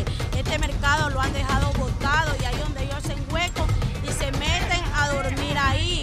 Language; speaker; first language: Spanish; native; Spanish